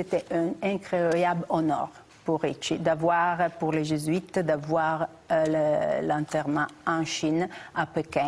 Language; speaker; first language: French; non-native, fluent; Italian